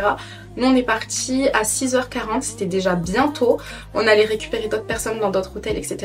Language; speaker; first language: French; native; French